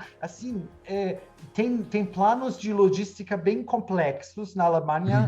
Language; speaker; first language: Portuguese; non-native, fluent; German